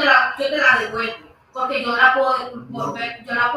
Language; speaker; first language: Spanish; native; Spanish